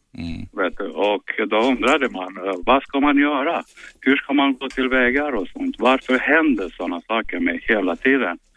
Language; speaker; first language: Swedish; non-native, fluent; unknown